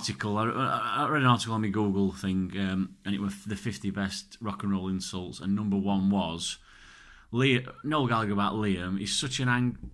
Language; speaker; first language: English; native; English